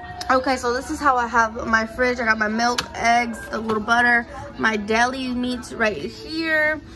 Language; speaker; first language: English; early bilingual, other home language; Spanish